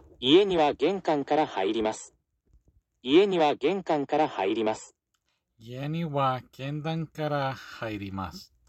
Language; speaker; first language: Japanese; non-native, learner; English